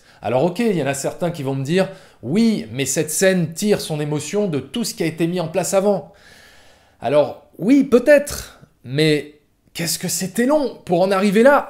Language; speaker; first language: French; native; French